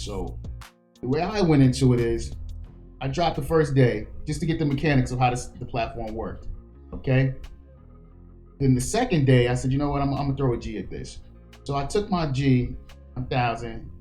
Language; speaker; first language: English; native; English